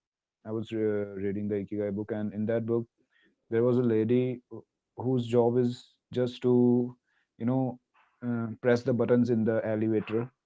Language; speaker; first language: English; non-native, local second language; Hindi